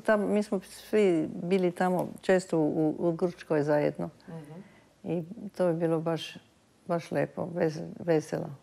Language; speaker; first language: Serbian; early bilingual, heritage; Serbian